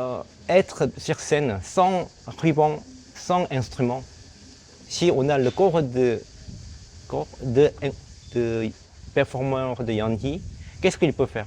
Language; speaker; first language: French; non-native, fluent; Korean